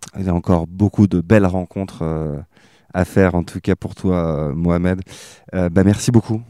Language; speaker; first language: French; native; French